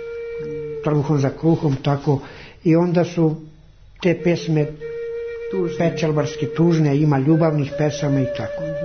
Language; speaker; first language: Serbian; non-native, local second language; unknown